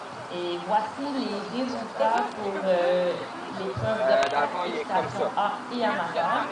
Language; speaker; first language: French; native; French